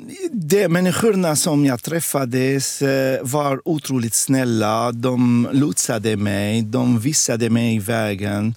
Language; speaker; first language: Swedish; non-native, fluent; Arabic